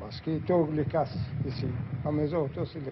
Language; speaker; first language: French; non-native, learner; Arabic